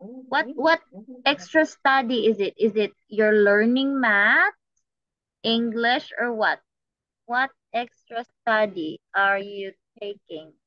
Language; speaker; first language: English; non-native, fluent; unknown